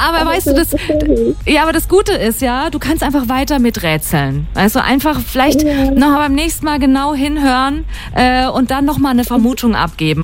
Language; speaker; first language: German; native; German